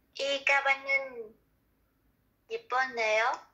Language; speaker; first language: Korean; non-native, learner; Vietnamese